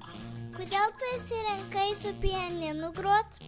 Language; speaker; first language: Lithuanian; early bilingual, heritage; Lithuanian